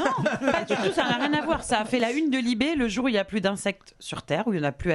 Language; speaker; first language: French; native; French